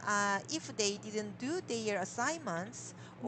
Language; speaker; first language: English; non-native, learner; Korean